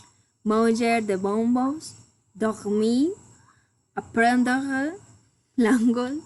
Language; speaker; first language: French; non-native, learner; Spanish